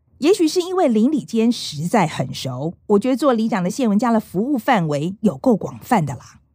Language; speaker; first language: Chinese; native; Chinese